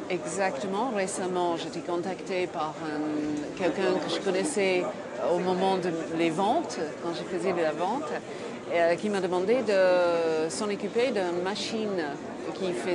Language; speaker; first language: French; non-native, fluent; English